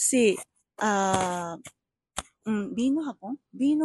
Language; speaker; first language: Spanish; non-native, learner; Japanese